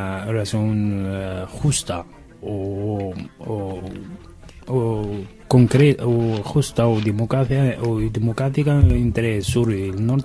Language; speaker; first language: Spanish; non-native, learner; Arabic